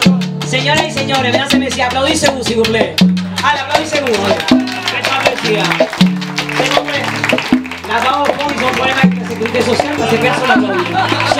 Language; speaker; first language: French; non-native, fluent; Spanish